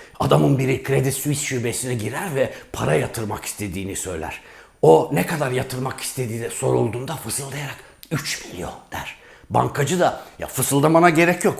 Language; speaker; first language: Turkish; native; Turkish